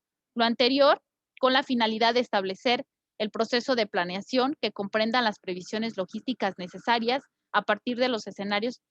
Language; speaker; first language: Spanish; native; Spanish